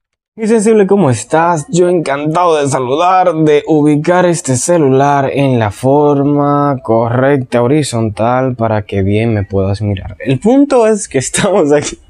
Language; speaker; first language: Spanish; native; Spanish